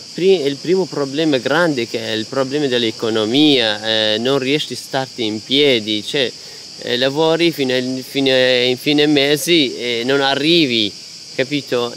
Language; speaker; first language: Italian; non-native, fluent; Kurdish